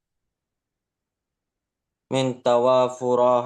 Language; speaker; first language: Arabic; non-native, learner; Indonesian